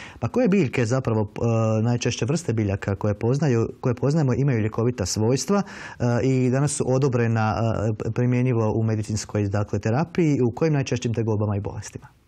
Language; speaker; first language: Croatian; native; Croatian